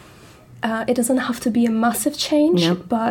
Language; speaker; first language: English; non-native, fluent; Italian